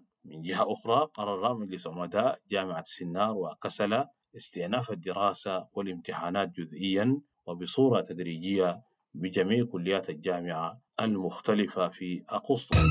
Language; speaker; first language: Arabic; native; Arabic